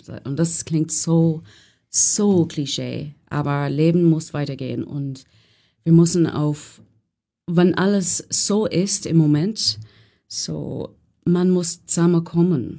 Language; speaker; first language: German; non-native, learner; English